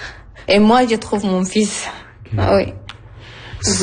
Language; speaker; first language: French; non-native, learner; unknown